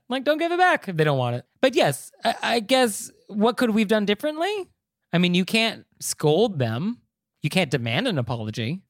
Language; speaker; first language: English; native; English